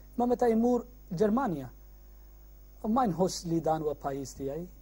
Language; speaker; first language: Maltese; non-native, learner; Urdu